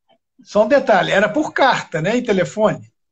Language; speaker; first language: Portuguese; native; Portuguese